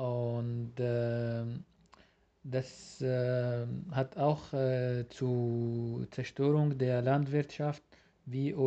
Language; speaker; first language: German; non-native, learner; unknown